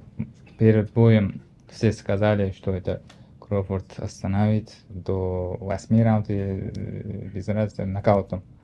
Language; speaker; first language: Russian; non-native, learner; Uzbek